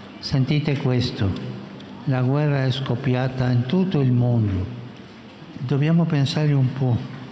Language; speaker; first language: Italian; early bilingual, heritage; Spanish